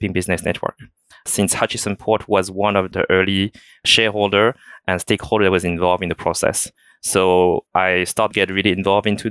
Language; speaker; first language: English; non-native, fluent; French